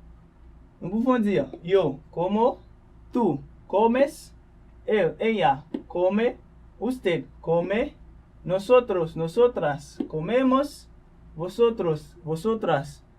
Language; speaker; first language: Spanish; non-native, fluent; Haitian Creole